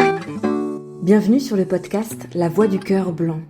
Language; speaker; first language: French; native; French